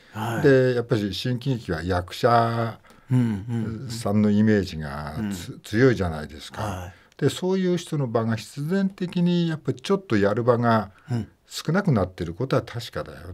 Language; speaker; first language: Japanese; native; Japanese